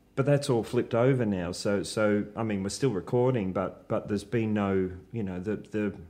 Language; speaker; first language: English; native; English